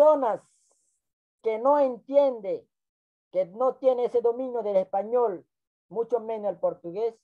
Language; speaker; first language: Spanish; non-native, local second language; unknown